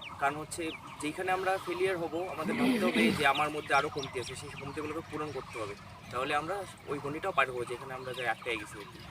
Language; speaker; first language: Bangla; native; Bangla